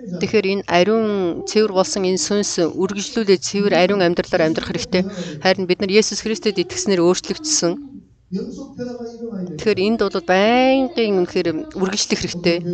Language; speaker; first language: Mongolian; non-native, fluent; Korean